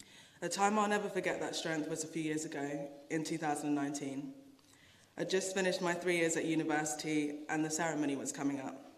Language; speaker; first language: English; native; English